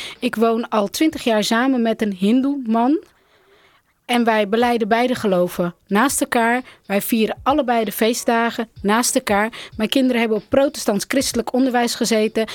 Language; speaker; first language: Dutch; early bilingual, other home language; Central Kurdish